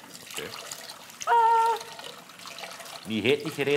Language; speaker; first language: Dutch; native; Dutch